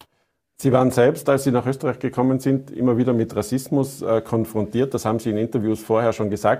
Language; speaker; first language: German; native; German